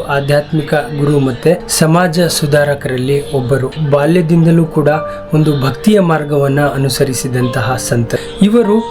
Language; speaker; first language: Kannada; non-native, local second language; Lambadi